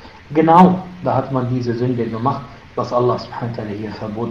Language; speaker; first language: German; non-native, fluent; Arabic